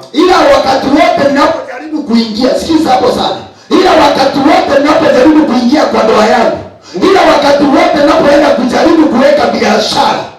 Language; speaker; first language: Swahili; non-native, local second language; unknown